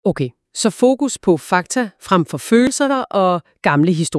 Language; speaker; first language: Danish; native; Danish